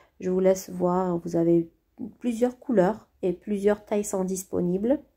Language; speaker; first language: French; native; French